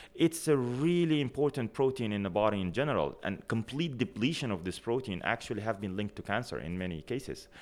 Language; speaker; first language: English; non-native, fluent; Arabic